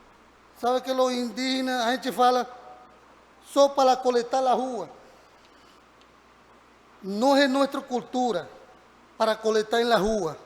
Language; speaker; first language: Portuguese; non-native, learner; Spanish